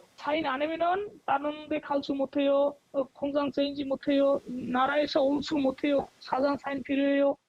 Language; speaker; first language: Korean; non-native, learner; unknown